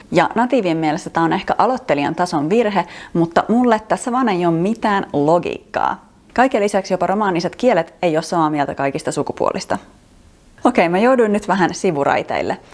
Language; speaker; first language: Finnish; native; Finnish